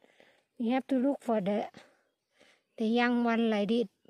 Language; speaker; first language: English; non-native, learner; Thai